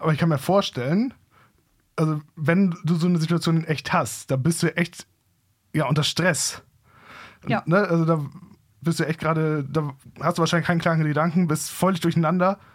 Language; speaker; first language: German; native; German